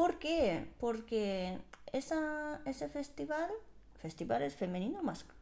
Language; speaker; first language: Spanish; non-native, fluent; Japanese